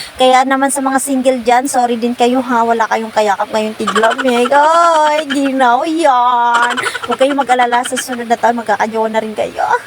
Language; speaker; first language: Filipino; non-native, fluent; Masbatenyo